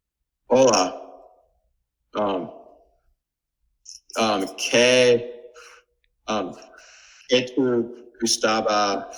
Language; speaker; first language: Spanish; non-native, learner; English